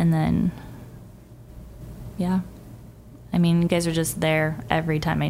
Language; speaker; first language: English; native; English